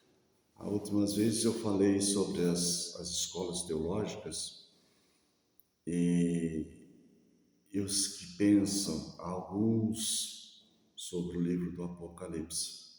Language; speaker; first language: Portuguese; native; Portuguese